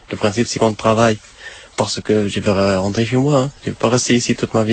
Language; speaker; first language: French; non-native, learner; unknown